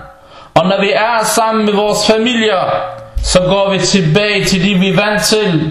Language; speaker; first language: Danish; non-native, fluent; Arabic